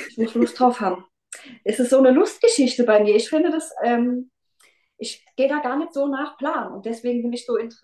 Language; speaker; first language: German; native; German